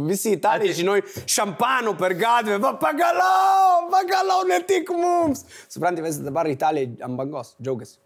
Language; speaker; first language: Lithuanian; non-native, fluent; Italian